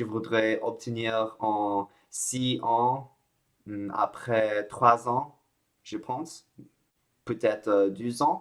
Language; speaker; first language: French; non-native, learner; English